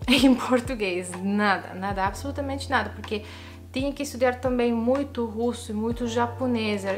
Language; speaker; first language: Portuguese; non-native, fluent; Italian